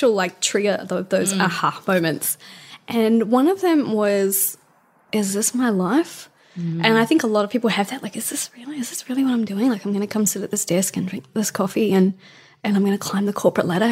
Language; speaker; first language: English; native; English